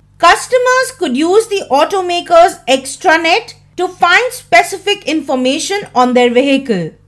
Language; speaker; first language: English; non-native, local second language; Hindi